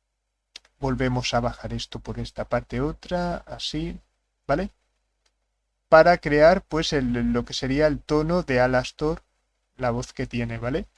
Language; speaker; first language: Spanish; native; Spanish